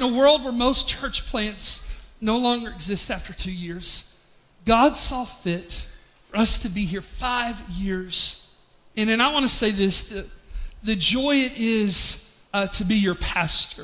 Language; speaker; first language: English; native; English